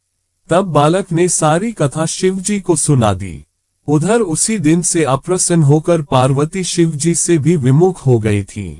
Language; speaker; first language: Hindi; native; Hindi